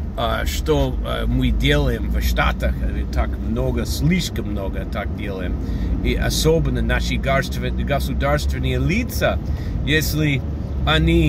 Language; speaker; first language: Russian; non-native, fluent; English